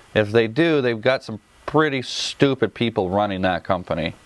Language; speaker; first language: English; native; English